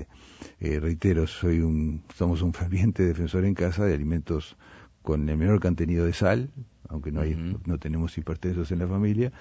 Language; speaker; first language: Spanish; native; Spanish